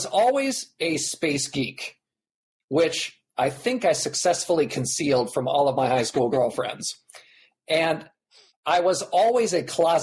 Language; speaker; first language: English; native; English